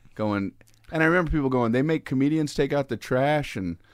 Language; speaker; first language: English; native; English